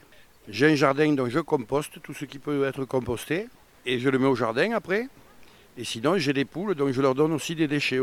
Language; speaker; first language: French; native; French